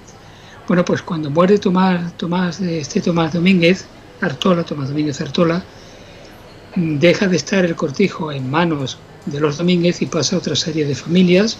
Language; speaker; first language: Spanish; native; Spanish